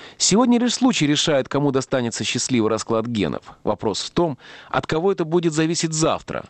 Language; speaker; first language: Russian; native; Russian